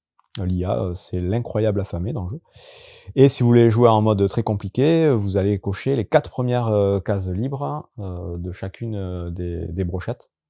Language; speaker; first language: French; native; French